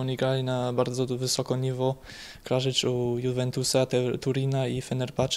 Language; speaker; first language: Polish; early bilingual, heritage; Polish